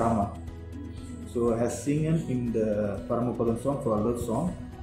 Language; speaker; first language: English; non-native, local second language; Tamil